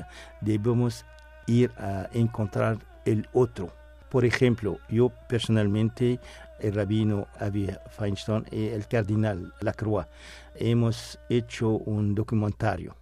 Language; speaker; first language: Spanish; non-native, fluent; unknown